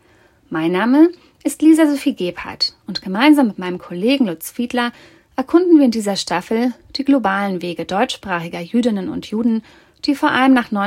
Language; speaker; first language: German; native; German